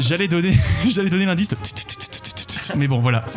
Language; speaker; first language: French; native; French